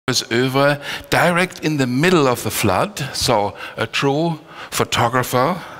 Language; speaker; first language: English; non-native, fluent; German